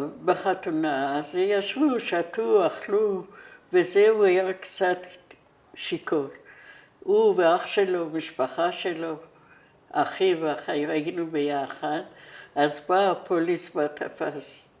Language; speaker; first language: Hebrew; non-native, fluent; Persian